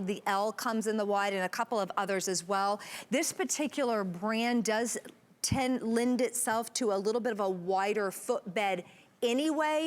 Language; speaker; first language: English; native; English